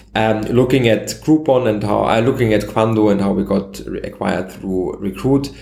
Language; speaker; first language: English; non-native, fluent; German